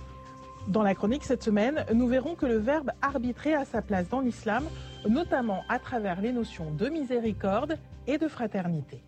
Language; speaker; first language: French; native; French